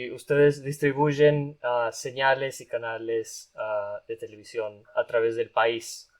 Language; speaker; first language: Spanish; non-native, fluent; English